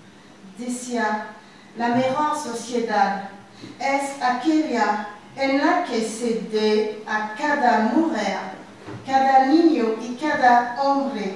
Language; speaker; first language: Spanish; non-native, learner; French